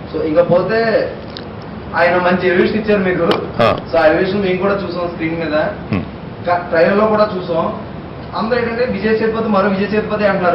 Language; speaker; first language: Telugu; native; Telugu